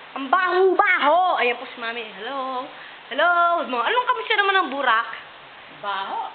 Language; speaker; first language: Filipino; native; Filipino